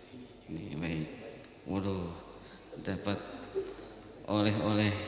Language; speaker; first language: Indonesian; native; Indonesian